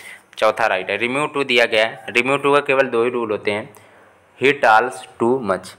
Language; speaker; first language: Hindi; native; Hindi